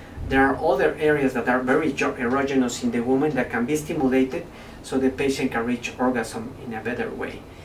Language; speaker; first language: English; non-native, fluent; Spanish